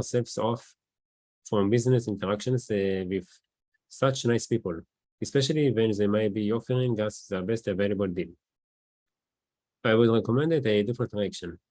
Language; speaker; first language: English; non-native, learner; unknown